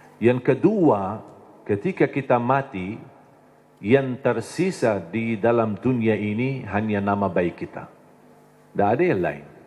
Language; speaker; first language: Indonesian; non-native, fluent; Arabic